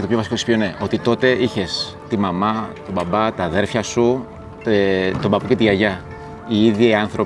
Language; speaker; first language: Greek; native; Greek